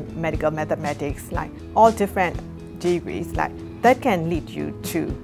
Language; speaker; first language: English; non-native, fluent; Burmese